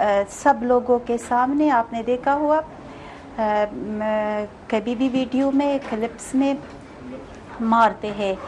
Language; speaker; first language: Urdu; non-native, learner; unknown